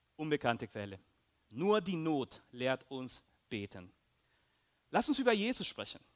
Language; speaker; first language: German; early bilingual, heritage; Spanish